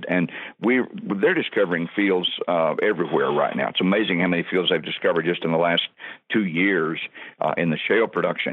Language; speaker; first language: English; native; English